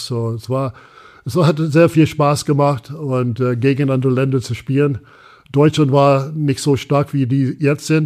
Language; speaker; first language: German; non-native, fluent; English